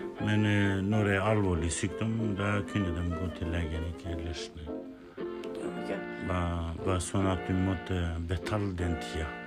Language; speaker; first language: Norwegian; non-native, learner; Kurdish